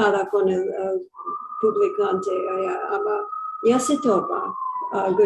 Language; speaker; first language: Spanish; early bilingual, heritage; English